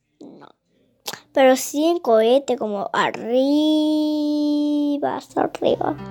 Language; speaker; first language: Spanish; early bilingual, heritage; Spanish